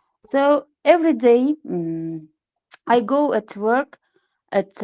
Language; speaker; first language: English; non-native, learner; Russian